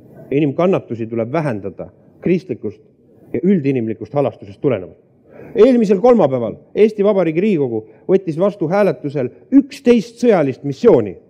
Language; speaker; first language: Estonian; native; Estonian